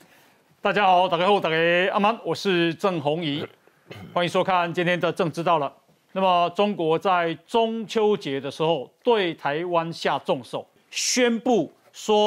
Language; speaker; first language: Chinese; native; Chinese